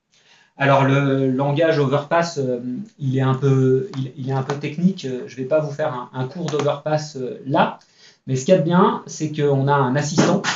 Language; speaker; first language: French; native; French